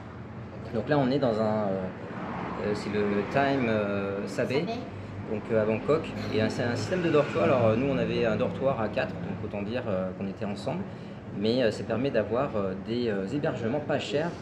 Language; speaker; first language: French; native; French